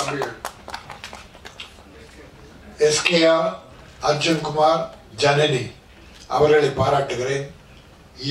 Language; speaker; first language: Tamil; native; Tamil